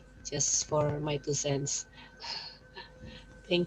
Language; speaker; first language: English; non-native, fluent; Indonesian